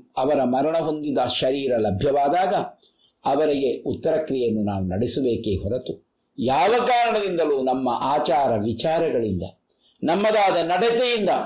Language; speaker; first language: Kannada; non-native, local second language; Tulu